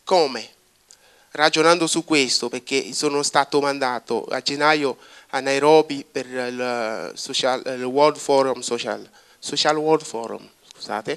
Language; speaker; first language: Italian; non-native, fluent; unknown